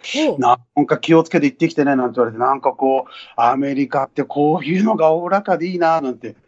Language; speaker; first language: Japanese; native; Japanese